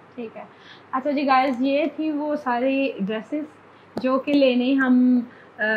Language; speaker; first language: Urdu; native; Urdu